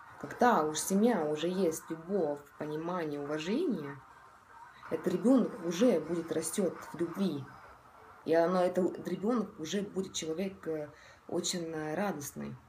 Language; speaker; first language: Russian; non-native, local second language; Estonian